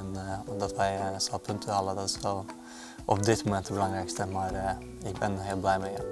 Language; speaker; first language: Dutch; non-native, fluent; Norwegian